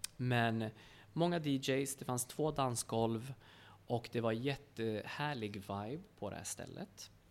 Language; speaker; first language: Swedish; early bilingual, other home language; Kurdish